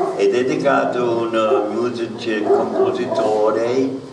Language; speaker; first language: Italian; non-native, learner; English